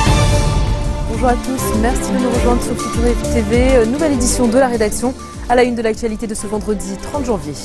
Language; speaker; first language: French; non-native, local second language; Arabic